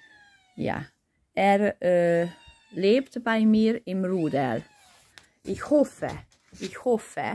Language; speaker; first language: German; non-native, learner; Hungarian